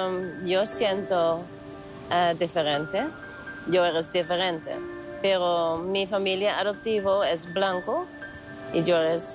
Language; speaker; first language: Spanish; non-native, learner; Dutch